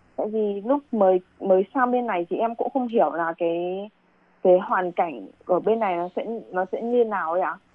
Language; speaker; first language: Vietnamese; native; Vietnamese